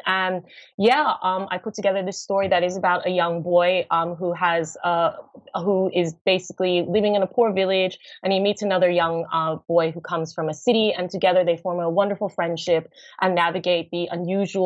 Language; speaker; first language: English; native; English